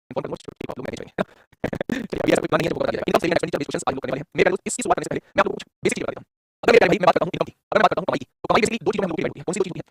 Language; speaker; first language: Hindi; native; Hindi